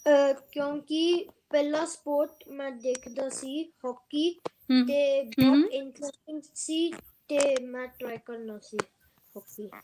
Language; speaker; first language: Punjabi; early bilingual, heritage; Punjabi